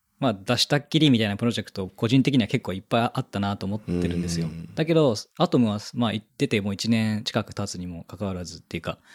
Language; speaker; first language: Japanese; native; Japanese